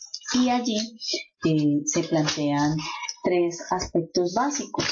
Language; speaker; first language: Spanish; native; Spanish